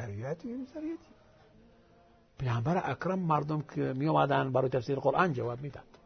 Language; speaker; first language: Persian; non-native, fluent; Arabic